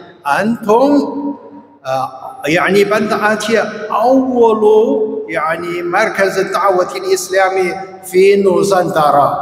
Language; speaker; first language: Arabic; non-native, fluent; Chinese